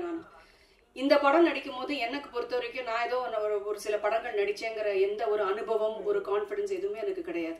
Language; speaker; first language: Tamil; native; Tamil